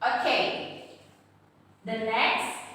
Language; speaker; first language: English; non-native, fluent; Indonesian